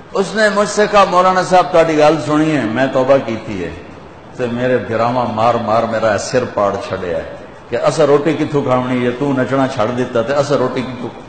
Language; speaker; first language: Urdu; non-native, local second language; Punjabi